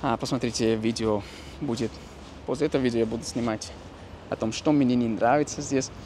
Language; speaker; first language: Russian; non-native, fluent; English